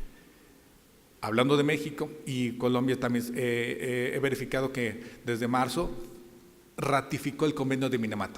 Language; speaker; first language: Spanish; native; Spanish